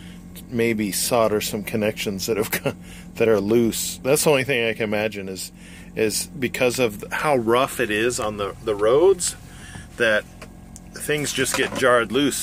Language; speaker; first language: English; native; English